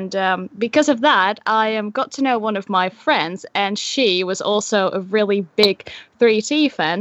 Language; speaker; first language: English; non-native, fluent; Dutch